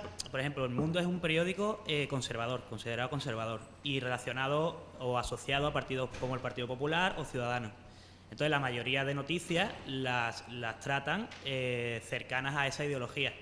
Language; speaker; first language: Spanish; native; Spanish